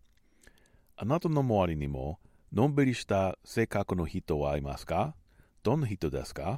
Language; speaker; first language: Japanese; non-native, learner; English